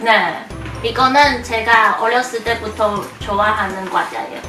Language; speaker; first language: Korean; non-native, learner; Chinese